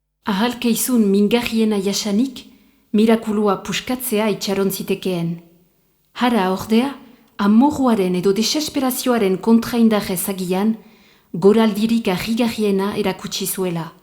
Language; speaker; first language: Basque; native; Basque